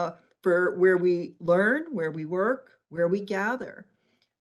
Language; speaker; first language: English; native; English